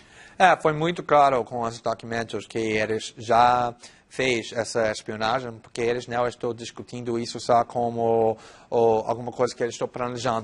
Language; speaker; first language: Portuguese; non-native, fluent; English